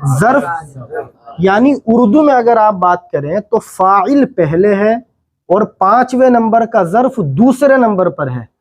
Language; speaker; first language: Urdu; native; Urdu